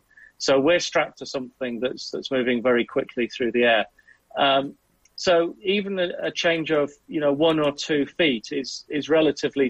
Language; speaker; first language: English; native; English